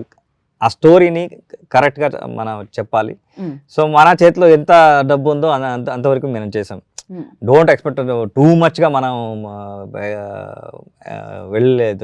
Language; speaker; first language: Telugu; non-native, learner; Kannada